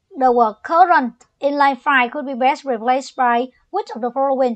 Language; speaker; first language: English; non-native, fluent; Vietnamese